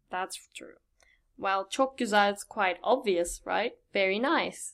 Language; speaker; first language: English; non-native, fluent; Turkish